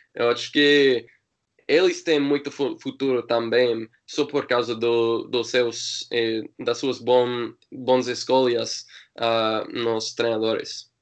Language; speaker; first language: Portuguese; non-native, learner; English